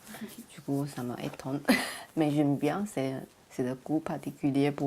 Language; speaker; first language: French; non-native, learner; Chinese